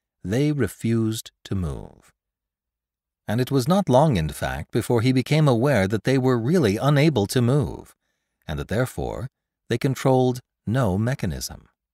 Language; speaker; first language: English; native; English